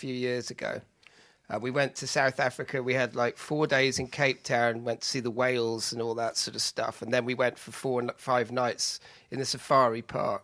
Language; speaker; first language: English; native; English